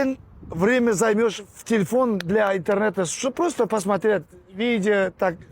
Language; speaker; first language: Russian; non-native, local second language; Turkmen